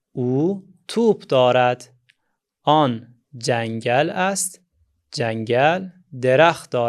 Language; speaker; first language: Persian; non-native, fluent; Azerbaijani